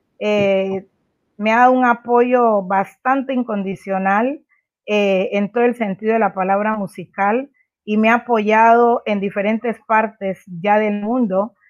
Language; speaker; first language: Spanish; native; Spanish